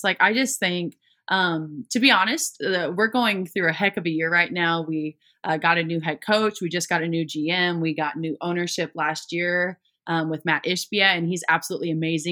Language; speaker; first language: English; native; English